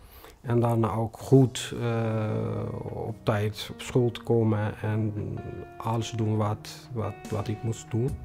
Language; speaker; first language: Dutch; non-native, fluent; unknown